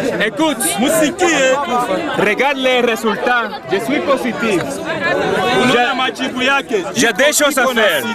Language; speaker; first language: French; non-native, fluent; Spanish